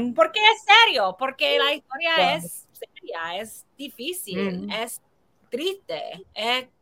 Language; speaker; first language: Spanish; early bilingual, heritage; Spanish